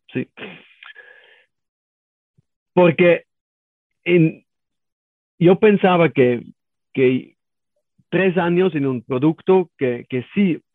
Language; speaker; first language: Spanish; non-native, learner; German